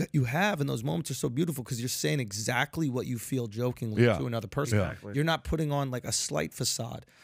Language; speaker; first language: English; native; English